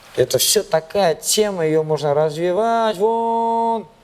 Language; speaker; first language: Russian; non-native, local second language; Kazakh